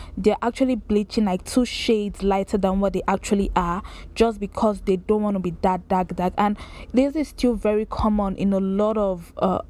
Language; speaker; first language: English; non-native, local second language; Yoruba